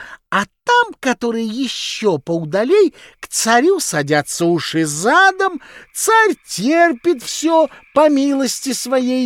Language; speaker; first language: Russian; native; Russian